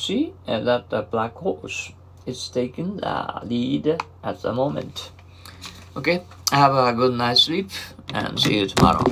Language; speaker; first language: English; non-native, fluent; Japanese